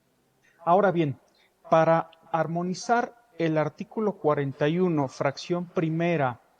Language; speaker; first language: Spanish; native; Spanish